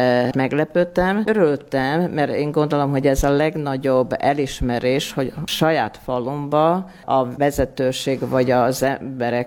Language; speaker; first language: Hungarian; non-native, local second language; Serbian